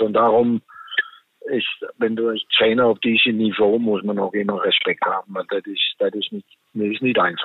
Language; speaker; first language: German; non-native, fluent; Danish